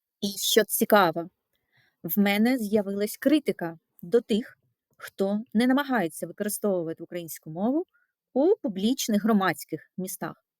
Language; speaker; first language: Ukrainian; non-native, local second language; Russian